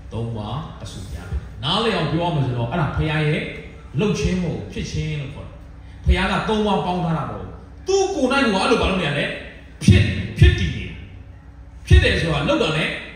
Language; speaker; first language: Burmese; non-native, local second language; S'gaw Karen